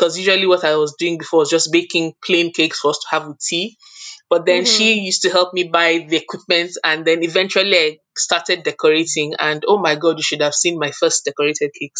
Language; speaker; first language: English; non-native, local second language; Yoruba